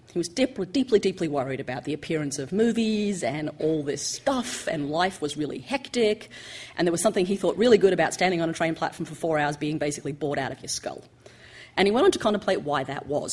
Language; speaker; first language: English; native; English